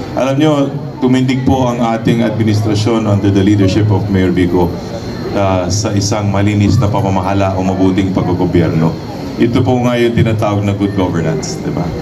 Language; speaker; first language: Filipino; native; Filipino